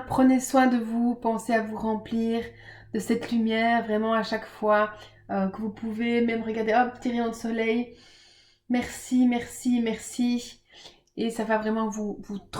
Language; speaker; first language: French; native; French